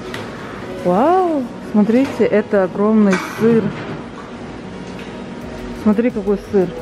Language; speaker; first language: Russian; non-native, local second language; Kazakh